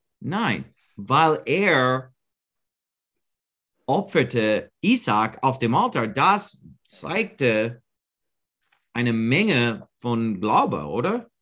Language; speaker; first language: German; non-native, learner; English